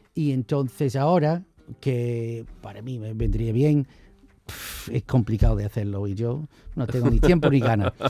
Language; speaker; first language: Spanish; non-native, fluent; English